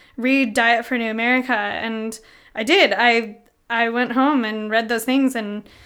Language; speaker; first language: English; native; English